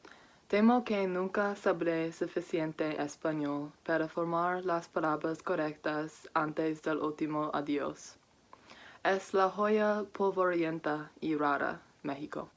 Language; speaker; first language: Spanish; non-native, learner; English